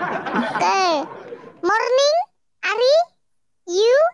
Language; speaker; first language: English; non-native, learner; Indonesian